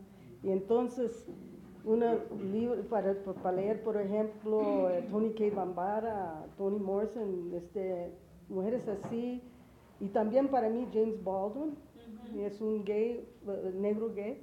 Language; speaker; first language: Spanish; early bilingual, heritage; English